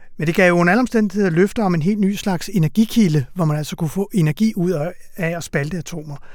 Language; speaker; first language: Danish; native; Danish